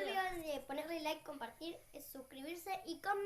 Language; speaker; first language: Spanish; native; Spanish